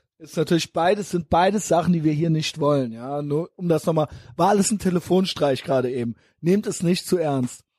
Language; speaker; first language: German; native; German